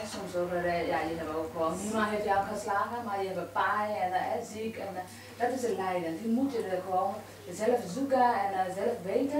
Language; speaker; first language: Dutch; non-native, learner; Burmese